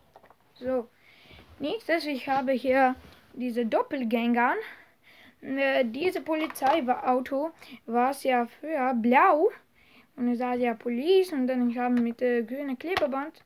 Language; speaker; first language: German; non-native, learner; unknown